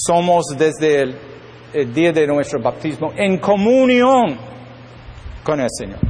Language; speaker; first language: Spanish; non-native, learner; English